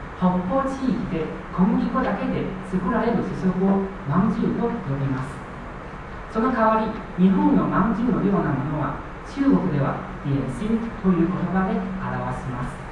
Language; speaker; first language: Japanese; non-native, fluent; Chinese